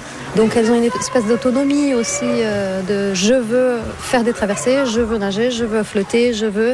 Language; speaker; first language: French; non-native, fluent; Portuguese